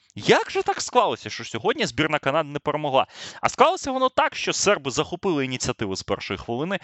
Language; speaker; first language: Ukrainian; native; Ukrainian